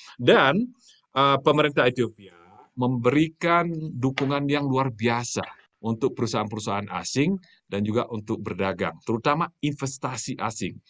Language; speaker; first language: Indonesian; native; Indonesian